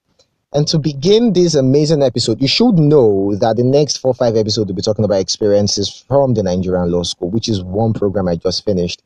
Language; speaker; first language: English; non-native, local second language; Yoruba